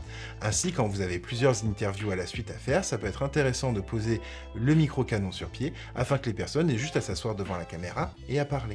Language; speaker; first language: French; native; French